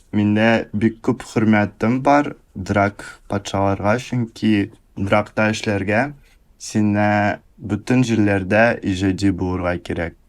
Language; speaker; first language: Tatar; early bilingual, heritage; Russian